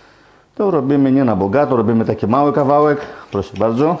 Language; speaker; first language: Polish; non-native, fluent; Greek